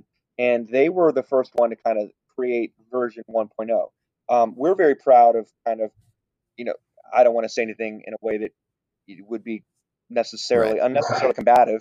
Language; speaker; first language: English; native; English